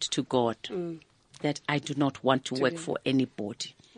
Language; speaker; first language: English; non-native, local second language; Zulu